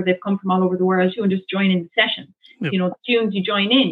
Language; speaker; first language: English; native; English